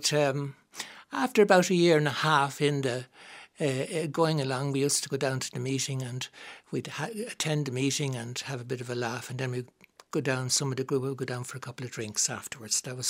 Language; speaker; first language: English; native; English